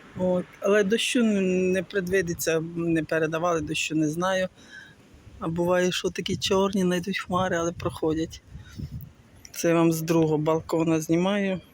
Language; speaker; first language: Ukrainian; native; Ukrainian